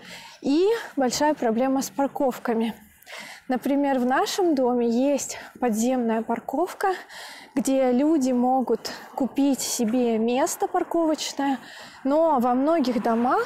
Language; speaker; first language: Russian; native; Russian